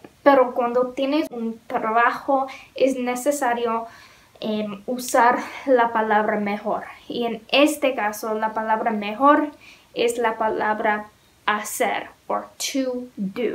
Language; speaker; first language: Spanish; non-native, learner; English